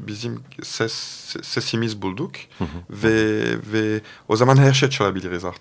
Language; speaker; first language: Turkish; non-native, fluent; French